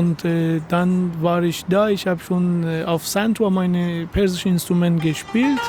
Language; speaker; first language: German; non-native, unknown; Persian